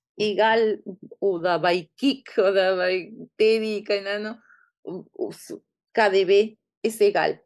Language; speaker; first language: German; non-native, fluent; Spanish